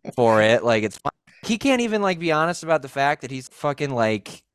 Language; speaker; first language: English; early bilingual, other home language; Italian